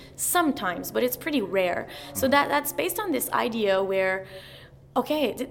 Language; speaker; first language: English; non-native, fluent; French